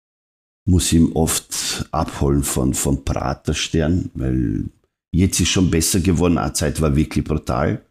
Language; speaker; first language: German; non-native, fluent; Serbian